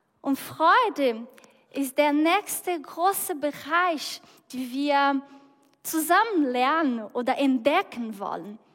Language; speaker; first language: German; non-native, fluent; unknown